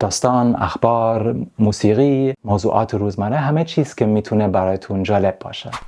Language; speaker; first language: Persian; non-native, fluent; German